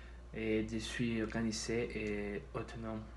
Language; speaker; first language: French; non-native, learner; Spanish